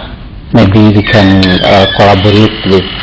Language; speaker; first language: English; non-native, fluent; Indonesian